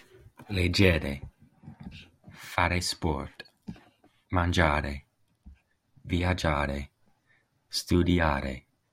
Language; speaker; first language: Italian; non-native, learner; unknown